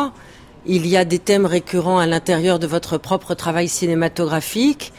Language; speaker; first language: French; native; French